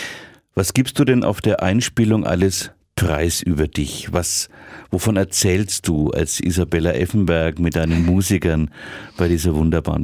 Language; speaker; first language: German; native; German